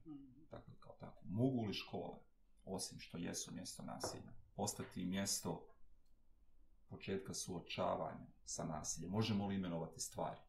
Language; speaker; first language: Bosnian; native; Bosnian